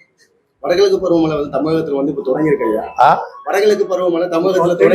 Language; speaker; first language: Tamil; native; Tamil